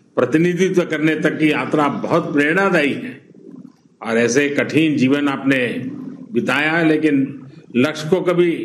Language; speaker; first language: Hindi; non-native, local second language; Gujarati